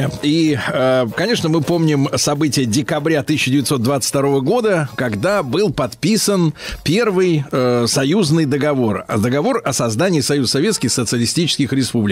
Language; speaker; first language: Russian; native; Russian